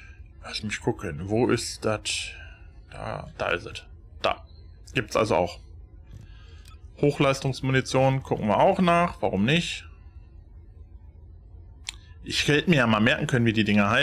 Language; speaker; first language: German; native; German